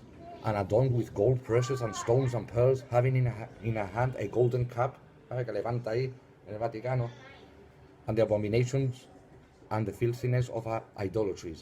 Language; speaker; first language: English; non-native, fluent; Spanish